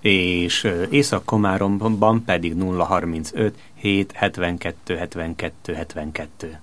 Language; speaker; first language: Hungarian; native; Hungarian